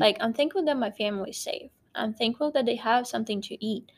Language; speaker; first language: English; non-native, fluent; Ukrainian